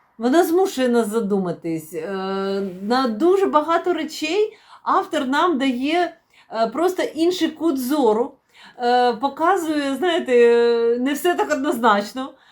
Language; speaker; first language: Ukrainian; non-native, local second language; Russian